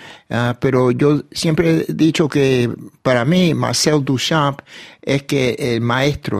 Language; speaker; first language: Spanish; early bilingual, heritage; Spanish